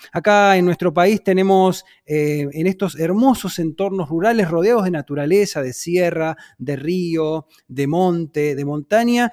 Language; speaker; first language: Spanish; native; Spanish